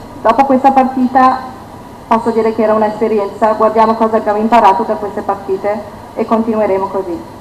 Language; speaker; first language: Italian; non-native, fluent; Turkish